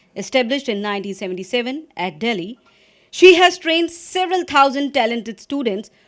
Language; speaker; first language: English; non-native, local second language; Hindi